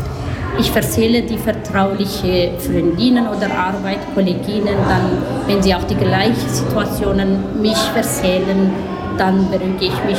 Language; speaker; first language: German; non-native, learner; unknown